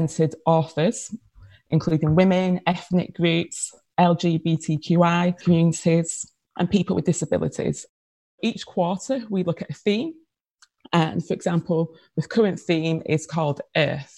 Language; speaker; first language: English; native; English